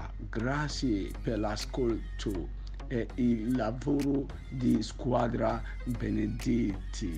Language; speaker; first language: Italian; non-native, learner; Bini